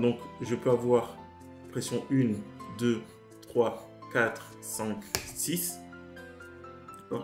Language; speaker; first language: French; native; French